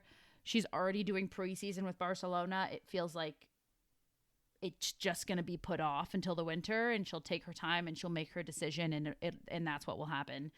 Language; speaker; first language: English; native; English